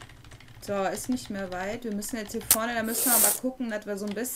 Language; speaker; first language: German; native; German